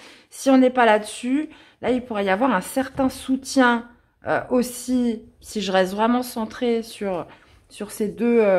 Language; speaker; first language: French; native; French